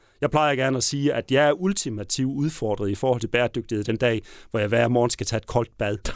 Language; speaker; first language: Danish; native; Danish